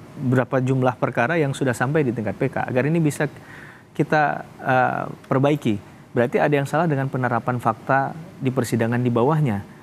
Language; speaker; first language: Indonesian; native; Indonesian